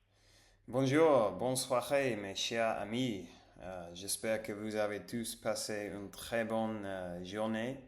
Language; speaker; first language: French; non-native, learner; English